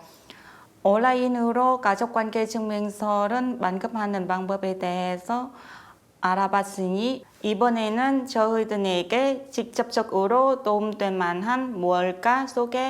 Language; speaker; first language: Korean; non-native, fluent; Vietnamese